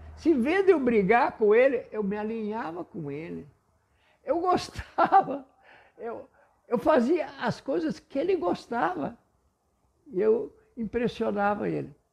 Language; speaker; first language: Portuguese; non-native, local second language; German